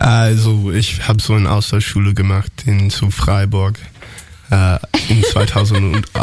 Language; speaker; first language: German; non-native, learner; English